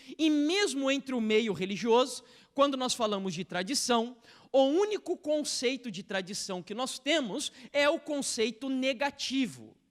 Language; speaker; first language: Portuguese; native; Portuguese